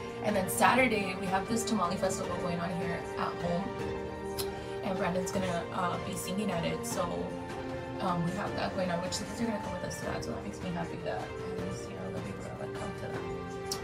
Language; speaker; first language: English; early bilingual, other home language; Spanish